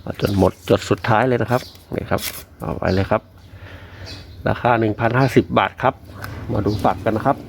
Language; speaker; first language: Thai; native; Thai